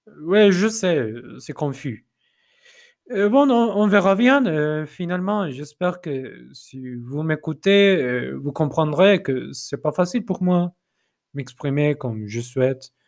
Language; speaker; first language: French; non-native, fluent; Spanish